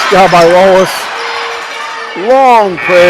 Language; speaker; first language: English; native; English